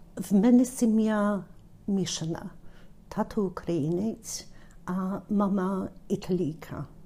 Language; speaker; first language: Ukrainian; early bilingual, heritage; Ukrainian